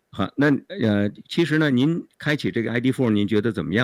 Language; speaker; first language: Chinese; native; Chinese